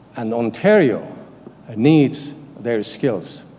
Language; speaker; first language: English; non-native, fluent; Persian